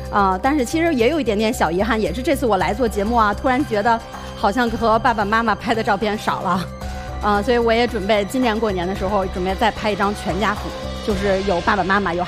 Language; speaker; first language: Chinese; native; Chinese